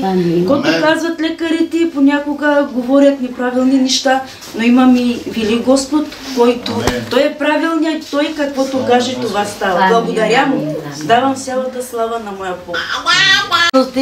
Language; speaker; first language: Bulgarian; non-native, local second language; Romany